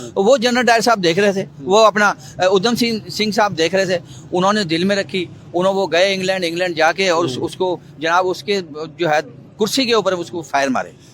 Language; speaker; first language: Urdu; non-native, local second language; Punjabi